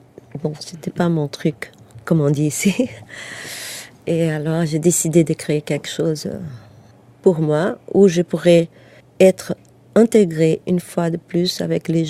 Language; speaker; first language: French; non-native, fluent; Portuguese